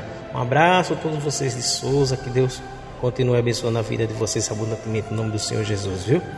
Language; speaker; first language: Portuguese; native; Portuguese